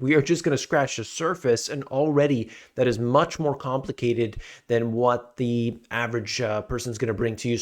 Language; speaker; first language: English; native; English